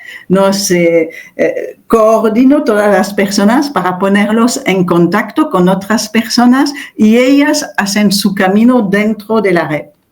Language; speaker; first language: Spanish; non-native, fluent; French